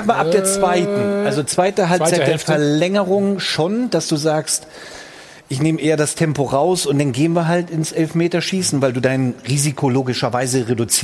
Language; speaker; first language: German; native; German